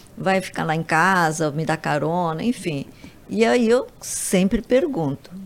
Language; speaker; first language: Portuguese; early bilingual, other home language; Japanese